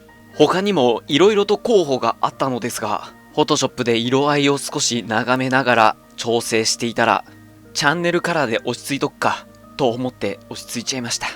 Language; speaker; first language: Japanese; native; Japanese